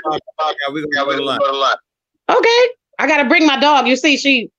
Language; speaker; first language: English; native; English